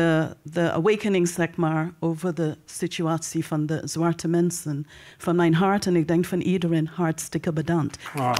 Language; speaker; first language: Dutch; non-native, learner; English